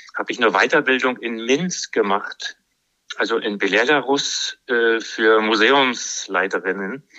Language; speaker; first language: German; native; German